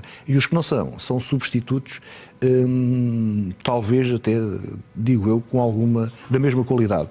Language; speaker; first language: Portuguese; native; Portuguese